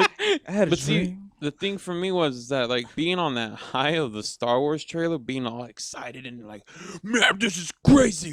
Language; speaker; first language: English; native; English